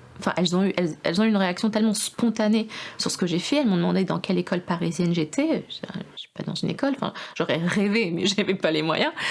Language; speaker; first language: French; early bilingual, other home language; Russian